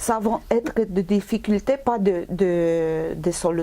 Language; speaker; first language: French; non-native, fluent; Romanian